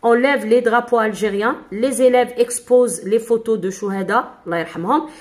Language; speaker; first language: French; non-native, local second language; Arabic